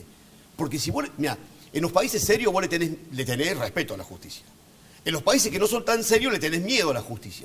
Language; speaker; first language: Spanish; native; Spanish